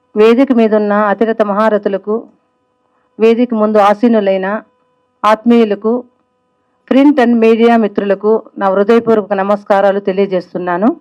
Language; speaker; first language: Telugu; native; Telugu